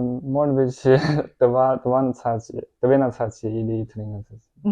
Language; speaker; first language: Russian; non-native, learner; Chinese